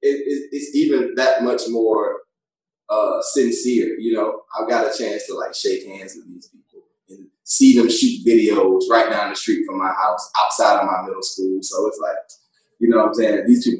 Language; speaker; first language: English; native; English